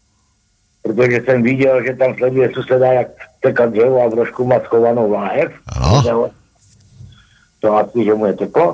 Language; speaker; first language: Czech; native; Czech